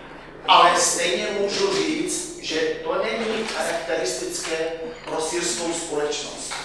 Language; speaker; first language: Czech; non-native, fluent; Arabic